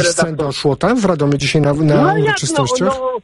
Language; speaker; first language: Polish; native; Polish